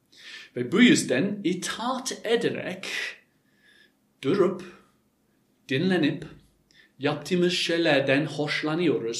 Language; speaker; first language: Turkish; non-native, fluent; English